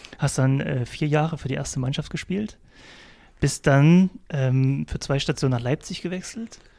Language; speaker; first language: German; native; German